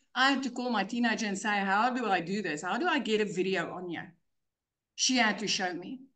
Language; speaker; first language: English; non-native, local second language; Afrikaans